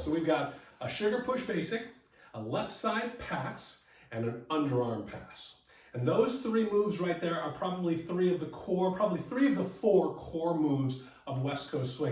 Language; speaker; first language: English; native; English